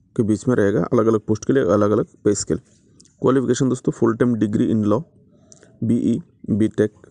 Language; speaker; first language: Hindi; native; Hindi